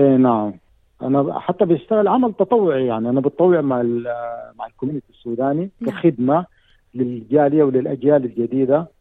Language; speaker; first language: Arabic; native; Arabic